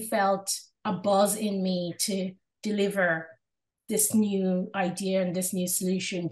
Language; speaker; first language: English; non-native, local second language; Yoruba